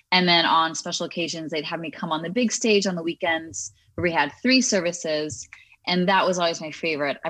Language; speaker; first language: English; native; English